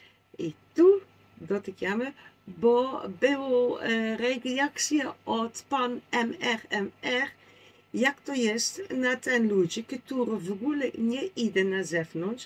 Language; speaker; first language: Polish; non-native, learner; Dutch